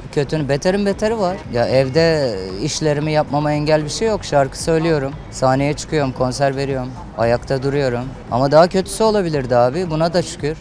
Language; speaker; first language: Turkish; native; Turkish